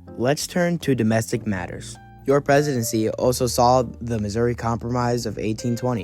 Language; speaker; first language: English; native; English